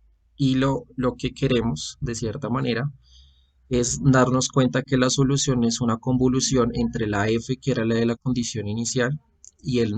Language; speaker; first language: Spanish; native; Spanish